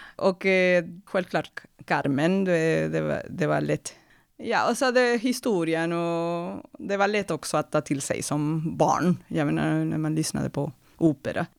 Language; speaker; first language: Swedish; non-native, fluent; Spanish